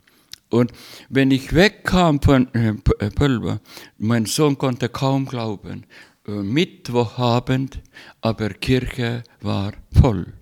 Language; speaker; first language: German; non-native, learner; Estonian